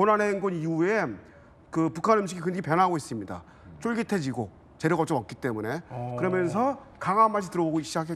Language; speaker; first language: Korean; native; Korean